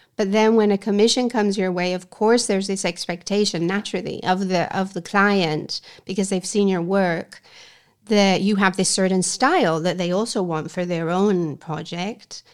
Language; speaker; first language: English; non-native, fluent; Spanish